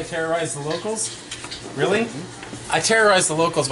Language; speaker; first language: English; native; English